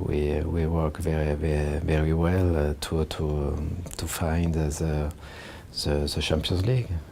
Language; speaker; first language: English; non-native, learner; French